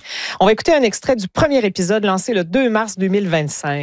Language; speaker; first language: French; native; French